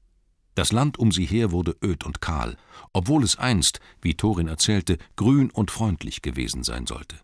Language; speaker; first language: German; native; German